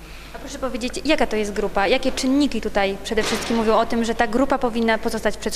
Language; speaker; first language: Polish; native; Polish